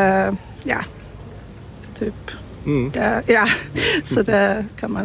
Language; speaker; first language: Swedish; non-native, fluent; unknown